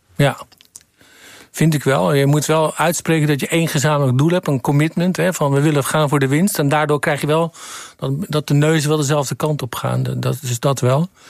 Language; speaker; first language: Dutch; native; Dutch